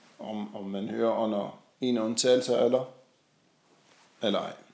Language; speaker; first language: Danish; non-native, fluent; Arabic